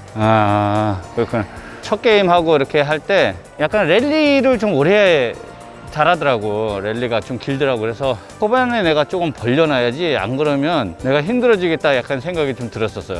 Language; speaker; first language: Korean; native; Korean